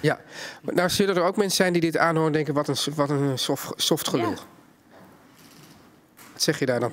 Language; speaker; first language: Dutch; native; Dutch